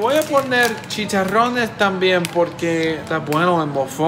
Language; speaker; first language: Spanish; non-native, learner; English